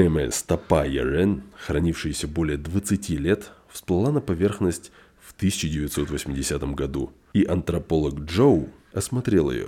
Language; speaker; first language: Russian; native; Russian